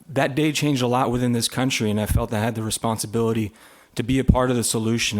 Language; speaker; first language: English; native; English